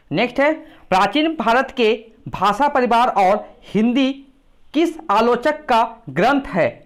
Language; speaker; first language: Hindi; native; Hindi